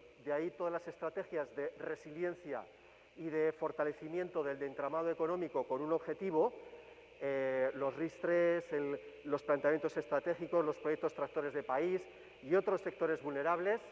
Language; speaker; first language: Spanish; native; Spanish